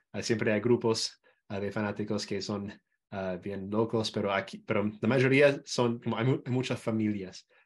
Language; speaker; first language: Spanish; non-native, fluent; English